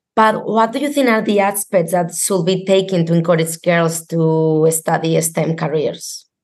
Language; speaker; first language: English; non-native, fluent; Spanish